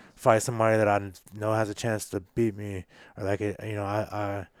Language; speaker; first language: English; native; English